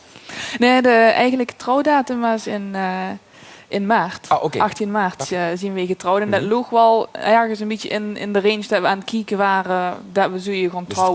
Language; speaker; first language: Dutch; native; Dutch